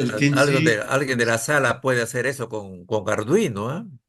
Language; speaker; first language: Spanish; native; Spanish